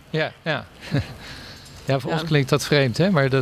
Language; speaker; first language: Dutch; native; Dutch